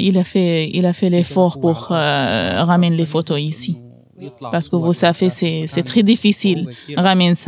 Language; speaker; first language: French; non-native, learner; Arabic